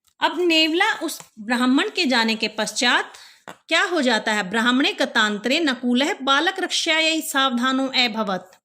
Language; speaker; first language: Hindi; native; Hindi